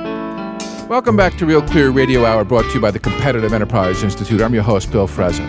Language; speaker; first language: English; native; English